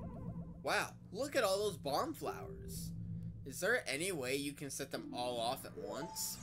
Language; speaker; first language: English; native; English